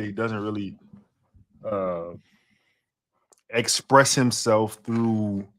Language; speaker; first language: English; native; English